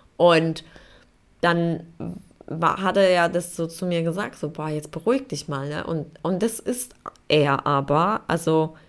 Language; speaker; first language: German; non-native, fluent; Polish